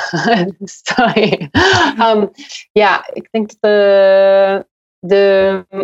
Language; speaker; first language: Dutch; non-native, learner; English